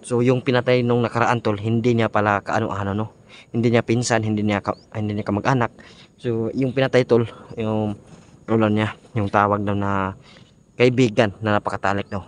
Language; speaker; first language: Filipino; non-native, local second language; Cebuano